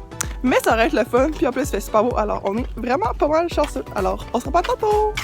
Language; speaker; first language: French; native; French